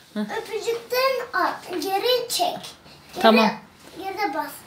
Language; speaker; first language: Turkish; early bilingual, heritage; Turkish